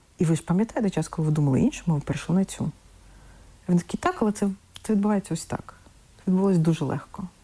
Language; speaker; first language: Ukrainian; non-native, local second language; Russian